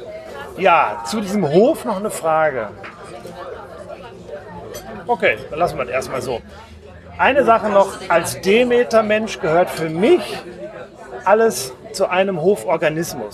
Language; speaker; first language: German; native; German